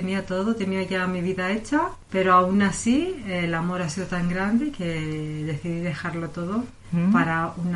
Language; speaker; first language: Spanish; non-native, fluent; Greek